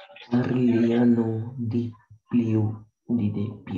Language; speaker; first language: Italian; non-native, learner; Spanish